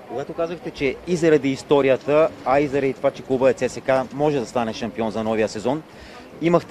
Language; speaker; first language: Bulgarian; native; Bulgarian